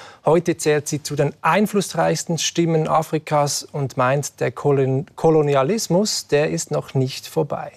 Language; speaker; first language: German; native; German